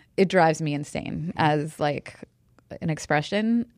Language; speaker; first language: English; native; English